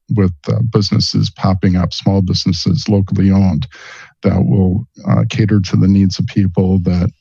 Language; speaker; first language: English; native; English